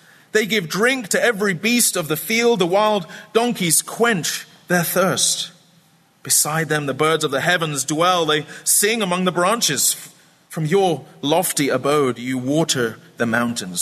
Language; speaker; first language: English; native; English